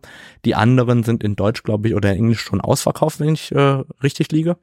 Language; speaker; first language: German; native; German